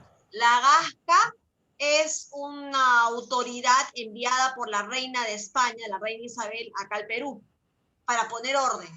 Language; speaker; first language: Spanish; native; Spanish